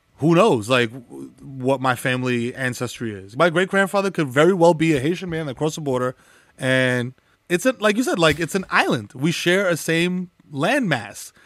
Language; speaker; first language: English; early bilingual, other home language; Spanish